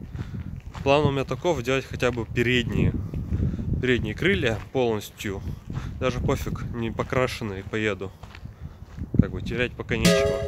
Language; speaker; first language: Russian; native; Russian